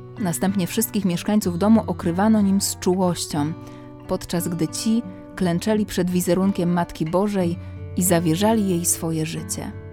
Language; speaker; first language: Polish; native; Polish